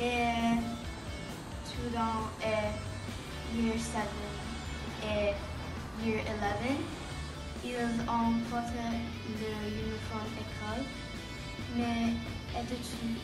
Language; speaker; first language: French; non-native, learner; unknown